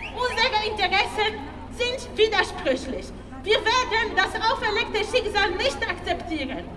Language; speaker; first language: German; non-native, fluent; Polish